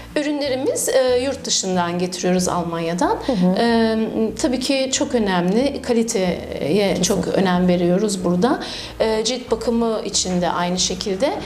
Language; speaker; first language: Turkish; early bilingual, heritage; Turkish